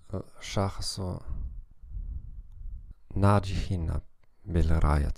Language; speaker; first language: Arabic; non-native, learner; German